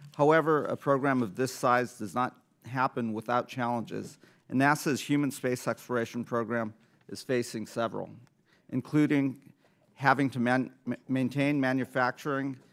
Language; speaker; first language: English; native; English